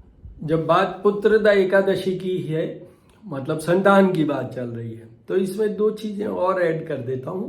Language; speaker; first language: Hindi; native; Hindi